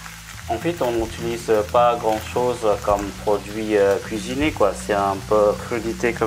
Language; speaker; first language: French; non-native, fluent; Indonesian